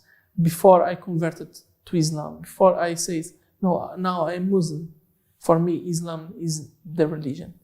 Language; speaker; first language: English; non-native, learner; Portuguese